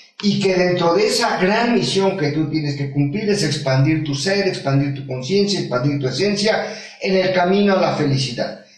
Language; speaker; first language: Spanish; native; Spanish